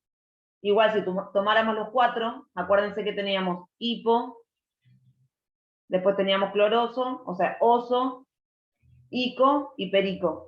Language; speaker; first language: Spanish; native; Spanish